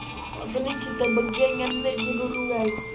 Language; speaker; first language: English; non-native, learner; Malay